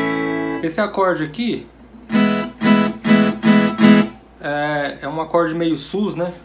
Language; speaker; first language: Portuguese; native; Portuguese